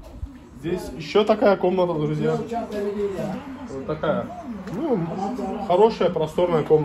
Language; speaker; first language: Russian; non-native, fluent; Turkish